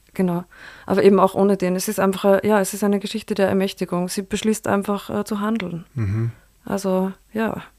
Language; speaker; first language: German; native; German